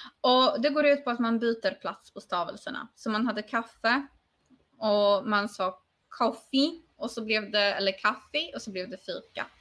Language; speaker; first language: Swedish; non-native, fluent; Polish